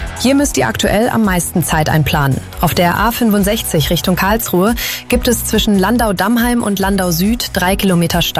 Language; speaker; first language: German; native; German